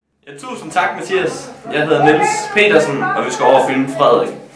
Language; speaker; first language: Danish; native; Danish